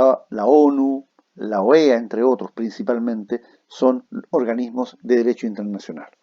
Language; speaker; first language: Spanish; native; Spanish